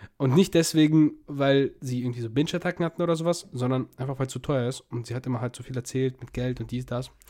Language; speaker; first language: German; early bilingual, other home language; Russian